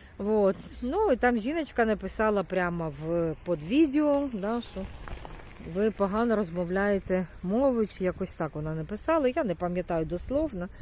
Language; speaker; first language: Ukrainian; non-native, local second language; Russian